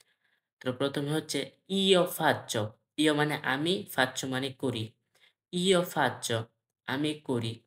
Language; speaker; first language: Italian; non-native, learner; Bangla